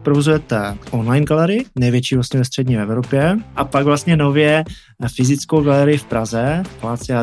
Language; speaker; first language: Czech; native; Czech